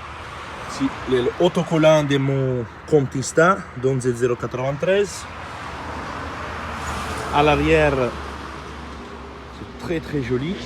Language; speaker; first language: French; non-native, learner; Italian